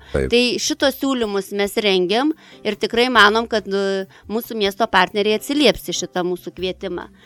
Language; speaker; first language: Lithuanian; native; Lithuanian